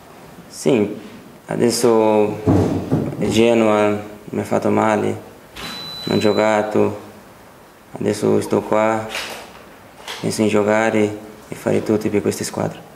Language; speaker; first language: Italian; non-native, learner; Portuguese